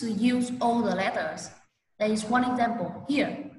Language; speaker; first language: English; non-native, fluent; Vietnamese